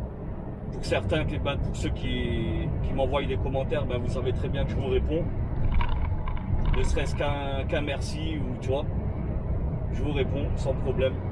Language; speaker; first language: French; native; French